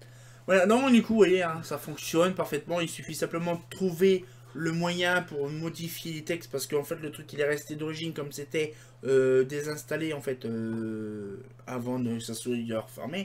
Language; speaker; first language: French; native; French